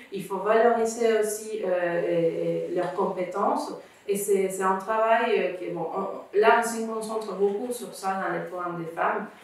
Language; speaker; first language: French; non-native, fluent; Spanish